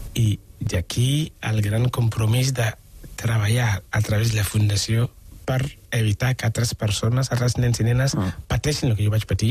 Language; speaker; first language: Catalan; non-native, fluent; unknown